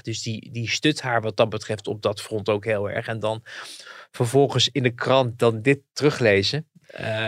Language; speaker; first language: Dutch; native; Dutch